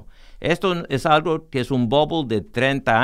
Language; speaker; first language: Spanish; early bilingual, heritage; English